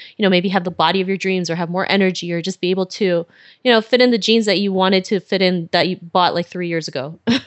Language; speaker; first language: English; early bilingual, other home language; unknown